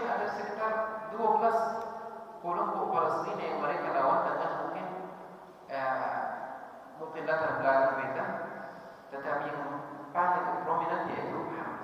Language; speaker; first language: Indonesian; non-native, fluent; Arabic